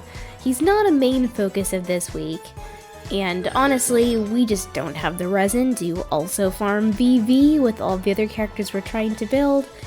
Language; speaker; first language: English; native; English